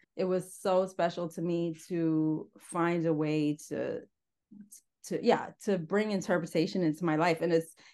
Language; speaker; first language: English; native; English